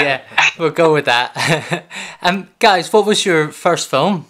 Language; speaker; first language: English; native; English